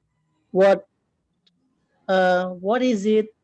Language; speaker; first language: English; non-native, learner; Indonesian